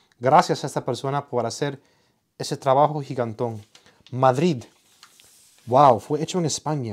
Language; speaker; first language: Spanish; early bilingual, heritage; Spanish